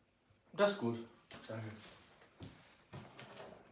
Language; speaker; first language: German; native; German